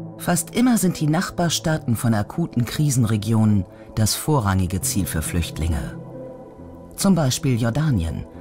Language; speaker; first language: German; native; German